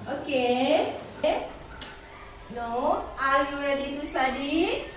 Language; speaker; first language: English; non-native, learner; Indonesian